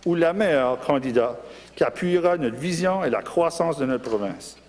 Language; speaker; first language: French; non-native, local second language; English